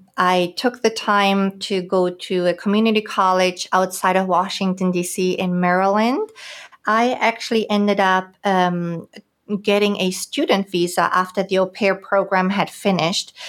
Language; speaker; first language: English; non-native, fluent; German